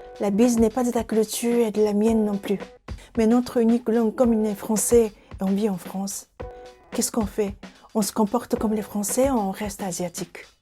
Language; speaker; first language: French; non-native, fluent; Japanese